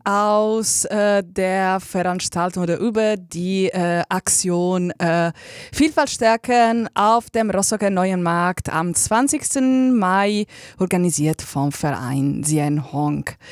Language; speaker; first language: German; native; German